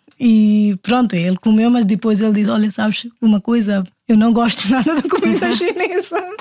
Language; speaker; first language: Portuguese; non-native, fluent; Hindi